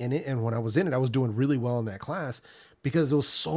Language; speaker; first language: English; early bilingual, other home language; Spanish